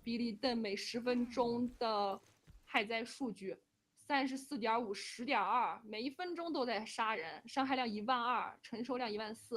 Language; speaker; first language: Chinese; native; Chinese